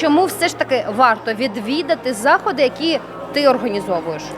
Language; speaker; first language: Ukrainian; native; Ukrainian